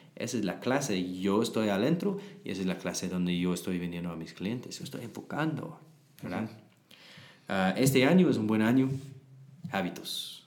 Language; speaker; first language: Spanish; non-native, learner; English